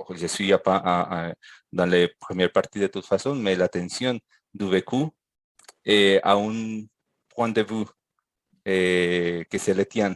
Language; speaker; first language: French; non-native, fluent; Spanish